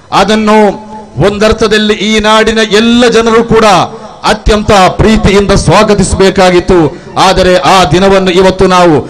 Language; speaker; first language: Kannada; native; Kannada